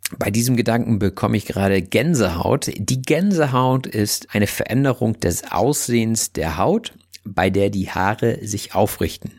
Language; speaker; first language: German; native; German